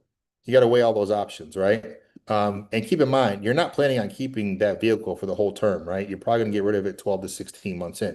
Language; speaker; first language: English; native; English